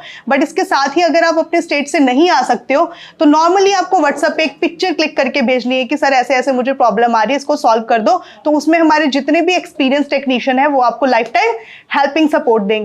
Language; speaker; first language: Hindi; native; Hindi